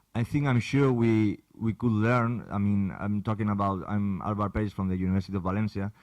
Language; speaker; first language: English; non-native, fluent; Catalan